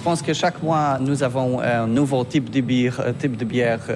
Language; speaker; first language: French; non-native, learner; Polish